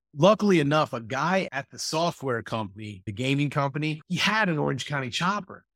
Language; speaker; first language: English; native; English